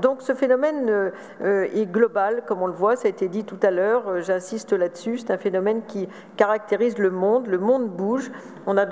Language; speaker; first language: French; native; French